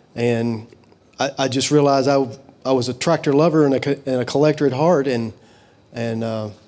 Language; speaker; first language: English; native; English